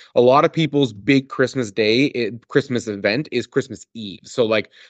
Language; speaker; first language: English; native; English